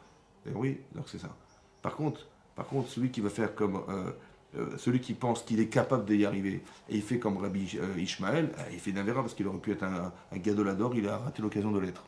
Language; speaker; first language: French; native; French